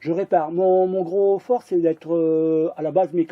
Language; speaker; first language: French; native; French